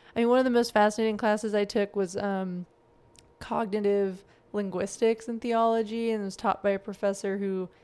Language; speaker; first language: English; native; English